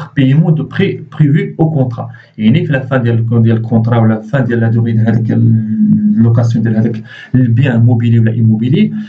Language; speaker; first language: French; non-native, local second language; Arabic